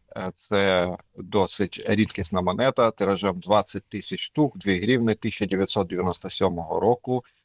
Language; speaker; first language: Ukrainian; non-native, local second language; Russian